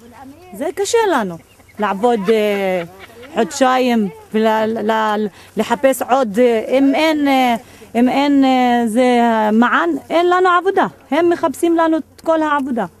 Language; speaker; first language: Hebrew; non-native, local second language; Arabic